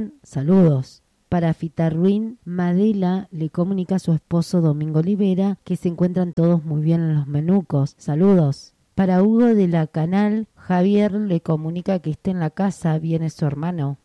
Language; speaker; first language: Spanish; native; Spanish